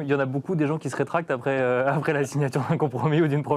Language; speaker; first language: French; native; French